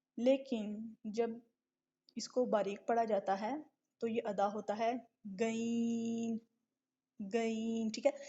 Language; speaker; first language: Urdu; native; Urdu